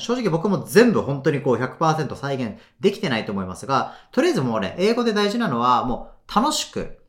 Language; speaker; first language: Japanese; native; Japanese